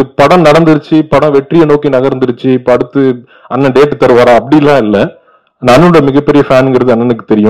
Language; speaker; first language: Tamil; native; Tamil